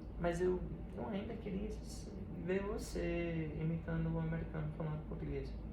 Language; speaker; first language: Portuguese; non-native, fluent; English